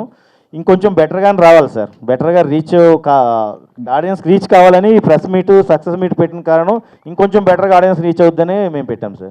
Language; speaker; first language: Telugu; native; Telugu